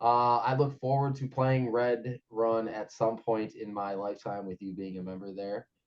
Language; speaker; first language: English; native; English